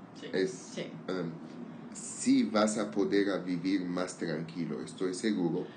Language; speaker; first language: Spanish; non-native, learner; Armenian